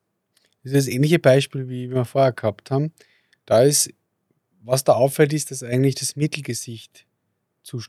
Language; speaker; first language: German; native; German